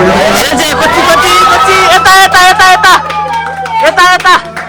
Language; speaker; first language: Japanese; non-native, learner; Nepali